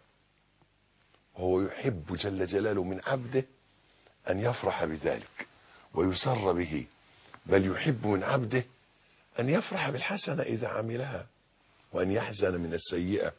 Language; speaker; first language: Arabic; native; Arabic